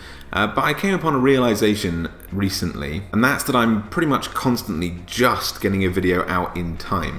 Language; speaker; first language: English; native; English